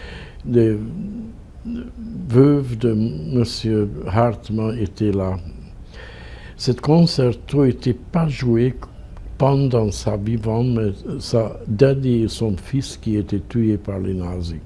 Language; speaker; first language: French; non-native, fluent; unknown